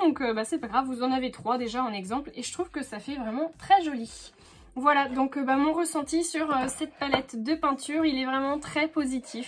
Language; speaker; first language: French; native; French